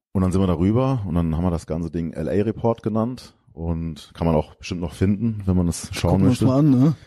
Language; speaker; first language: German; native; German